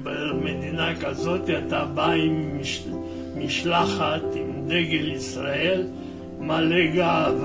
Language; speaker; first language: Hebrew; non-native, fluent; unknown